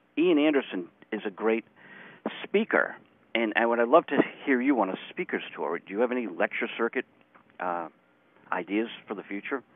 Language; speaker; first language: English; native; English